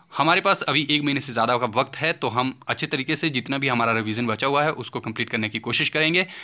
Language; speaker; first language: Hindi; native; Hindi